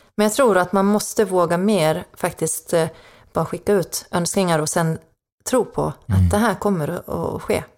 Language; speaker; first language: Swedish; native; Swedish